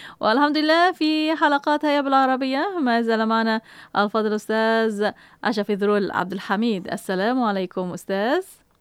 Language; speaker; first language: Arabic; non-native, fluent; Malay